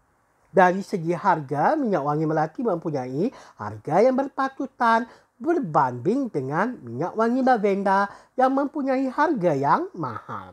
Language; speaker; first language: Malay; native; Malay